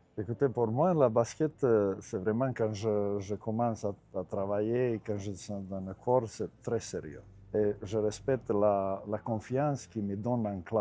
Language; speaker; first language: French; non-native, learner; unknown